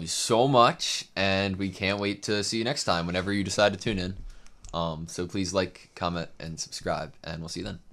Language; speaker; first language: English; native; English